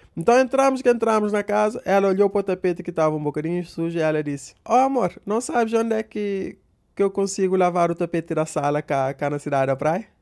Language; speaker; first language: Portuguese; non-native, local second language; Kabuverdianu